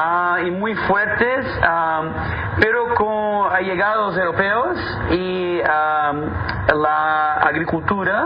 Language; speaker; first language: Spanish; non-native, fluent; Portuguese